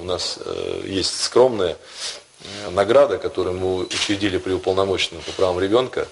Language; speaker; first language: Russian; native; Russian